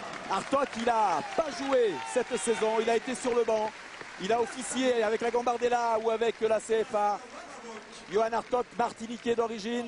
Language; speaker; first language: French; native; French